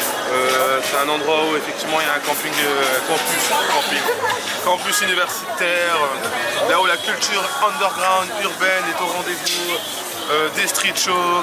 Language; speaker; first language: French; native; French